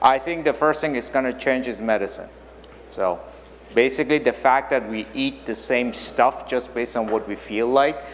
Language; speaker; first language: English; non-native, fluent; German